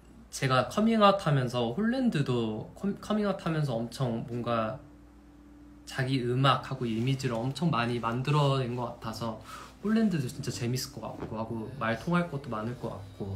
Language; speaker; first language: Korean; non-native, fluent; English